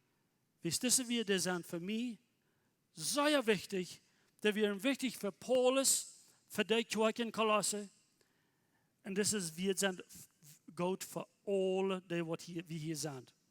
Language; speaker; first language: German; non-native, learner; Plautdietsch